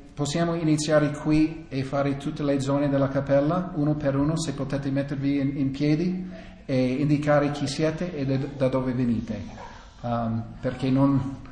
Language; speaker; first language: Italian; non-native, fluent; English